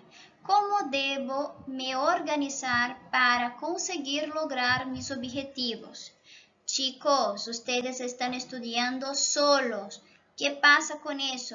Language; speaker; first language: Spanish; non-native, local second language; Portuguese